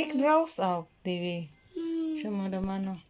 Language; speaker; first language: German; non-native, learner; Cebuano